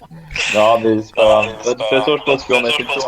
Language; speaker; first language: French; native; French